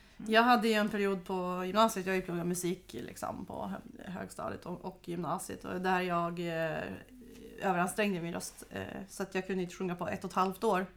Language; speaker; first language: Swedish; native; Swedish